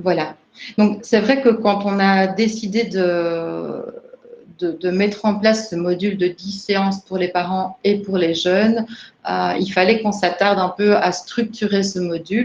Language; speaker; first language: French; native; French